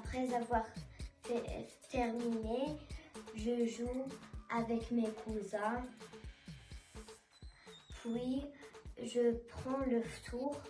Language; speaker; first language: French; non-native, learner; Arabic